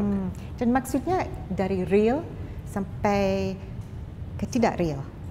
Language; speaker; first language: Indonesian; non-native, fluent; English